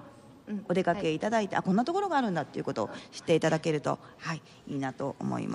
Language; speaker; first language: Japanese; native; Japanese